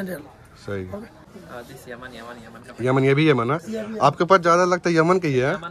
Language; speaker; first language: Hindi; native; Hindi